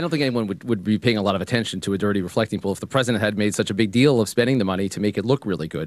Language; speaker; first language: English; native; English